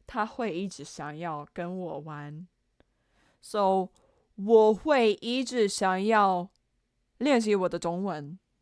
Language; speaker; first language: Chinese; non-native, learner; English